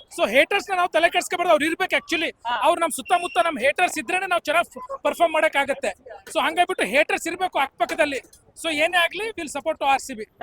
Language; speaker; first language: Kannada; native; Kannada